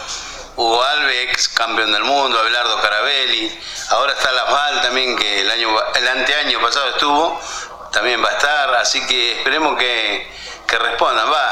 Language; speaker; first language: Spanish; native; Spanish